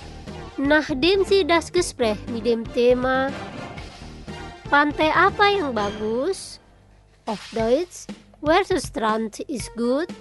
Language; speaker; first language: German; non-native, fluent; Indonesian